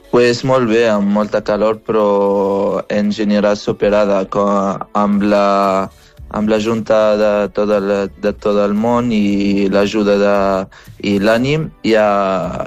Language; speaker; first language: Catalan; non-native, fluent; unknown